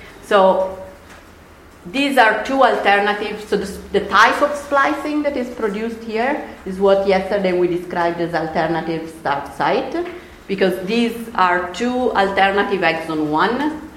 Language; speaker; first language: English; non-native, fluent; Italian